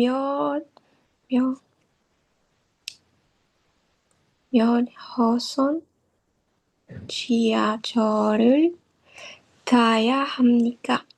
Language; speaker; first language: Korean; non-native, learner; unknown